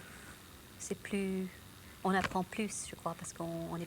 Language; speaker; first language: French; non-native, local second language; English